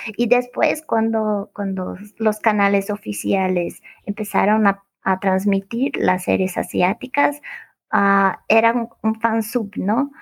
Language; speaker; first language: Spanish; non-native, fluent; Portuguese